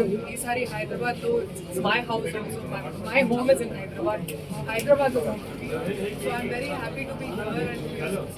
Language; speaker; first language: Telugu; non-native, fluent; Hindi